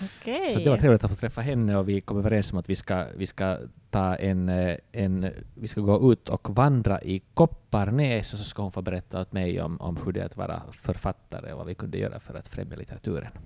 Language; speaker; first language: Swedish; native; Swedish